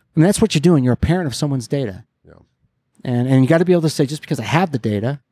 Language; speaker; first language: English; native; English